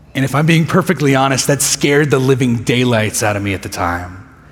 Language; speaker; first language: English; native; English